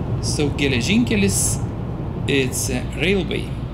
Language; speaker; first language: English; non-native, fluent; Lithuanian